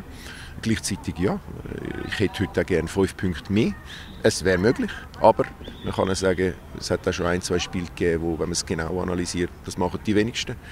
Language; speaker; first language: German; native; German